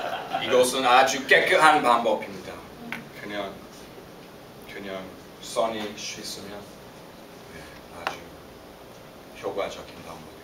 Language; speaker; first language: Korean; non-native, fluent; English